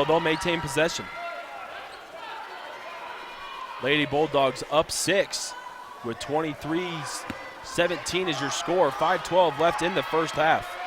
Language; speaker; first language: English; native; English